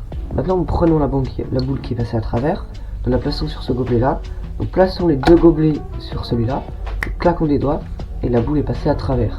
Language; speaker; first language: French; native; French